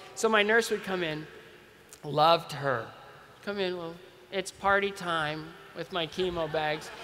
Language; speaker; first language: English; native; English